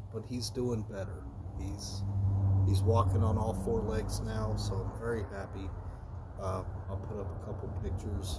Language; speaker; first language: English; native; English